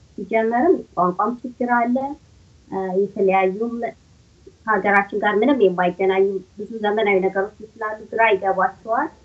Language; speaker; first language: Amharic; native; Amharic